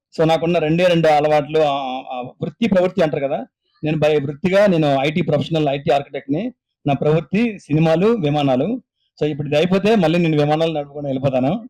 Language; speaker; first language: Telugu; native; Telugu